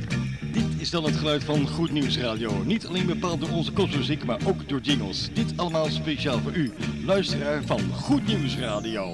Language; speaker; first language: Dutch; native; Dutch